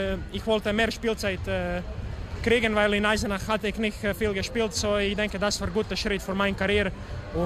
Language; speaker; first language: German; non-native, learner; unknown